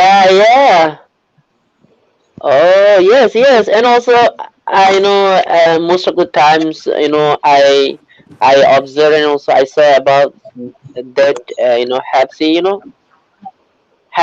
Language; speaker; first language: English; non-native, learner; Bangla